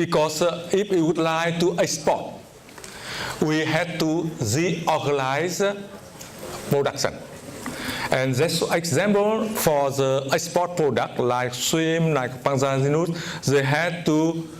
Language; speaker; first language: English; non-native, fluent; Vietnamese